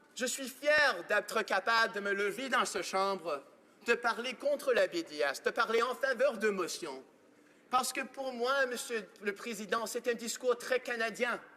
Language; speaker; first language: French; non-native, local second language; English